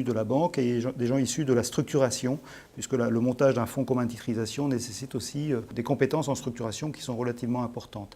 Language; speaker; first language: French; native; French